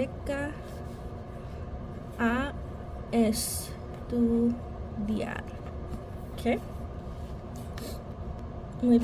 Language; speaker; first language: Spanish; non-native, fluent; English